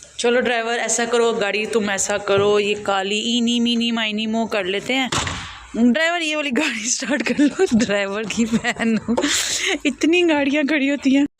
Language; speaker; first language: Urdu; native; Urdu